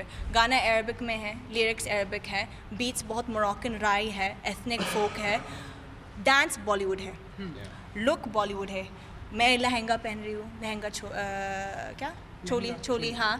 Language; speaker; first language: Hindi; non-native, fluent; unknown